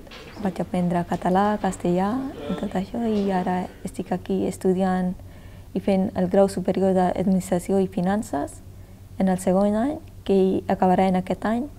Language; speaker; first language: Catalan; non-native, fluent; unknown